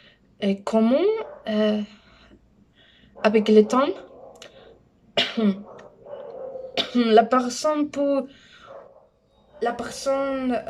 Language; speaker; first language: French; non-native, learner; Spanish